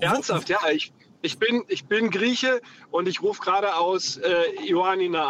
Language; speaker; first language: German; non-native, fluent; Greek